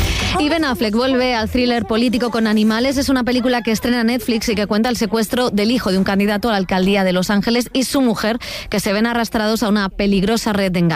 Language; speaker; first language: Spanish; native; Spanish